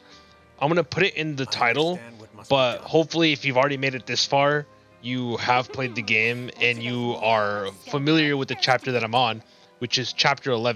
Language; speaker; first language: English; native; English